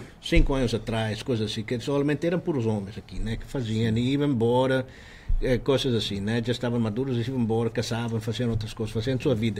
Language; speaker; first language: Portuguese; non-native, learner; Spanish